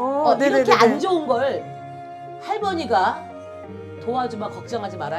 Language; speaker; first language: Korean; native; Korean